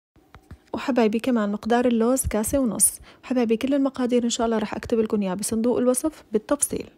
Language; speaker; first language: Arabic; native; Arabic